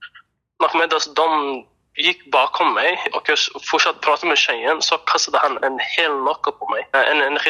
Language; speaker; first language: Swedish; non-native, fluent; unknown